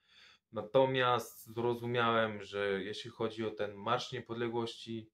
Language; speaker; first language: Polish; non-native, fluent; French